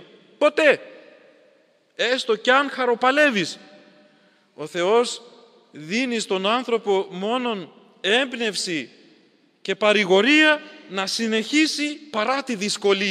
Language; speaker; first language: Greek; native; Greek